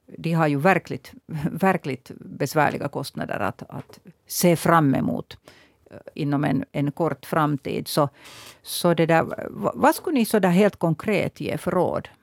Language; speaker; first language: Swedish; native; Swedish